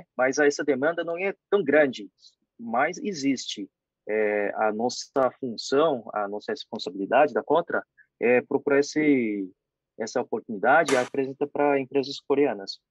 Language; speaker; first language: Portuguese; non-native, fluent; Korean